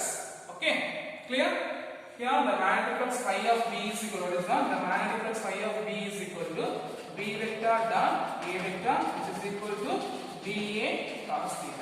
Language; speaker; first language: English; non-native, local second language; Tamil